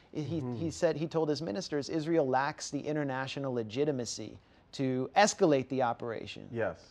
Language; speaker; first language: English; native; English